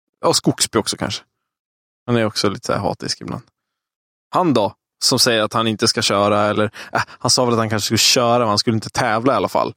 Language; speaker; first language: Swedish; native; Swedish